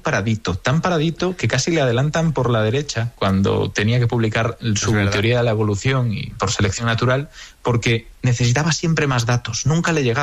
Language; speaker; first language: Spanish; native; Spanish